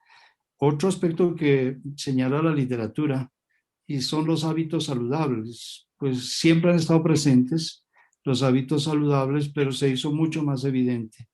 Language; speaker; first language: Spanish; native; Spanish